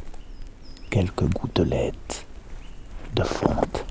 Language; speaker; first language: French; native; French